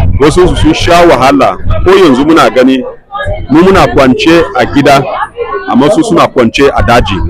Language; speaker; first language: Hausa; non-native, local second language; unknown